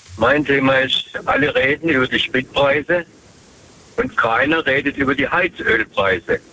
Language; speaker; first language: German; native; German